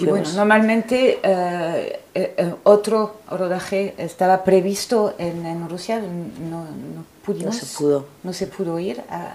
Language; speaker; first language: Spanish; non-native, fluent; French